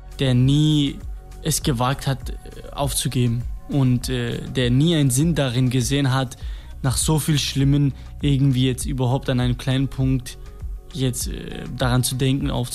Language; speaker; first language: German; non-native, fluent; Kurdish